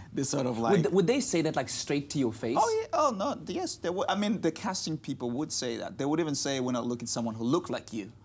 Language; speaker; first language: English; non-native, local second language; Russian